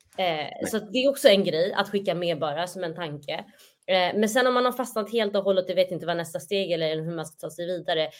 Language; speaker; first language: Swedish; early bilingual, other home language; Somali